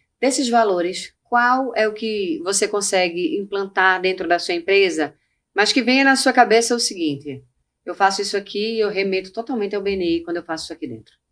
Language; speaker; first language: Portuguese; native; Portuguese